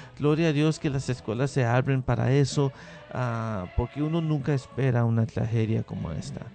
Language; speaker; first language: Spanish; early bilingual, heritage; Spanish